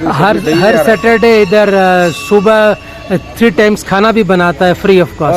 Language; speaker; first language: Hindi; non-native, local second language; Kannada